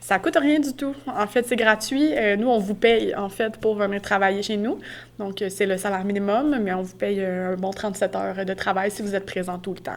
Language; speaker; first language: French; native; French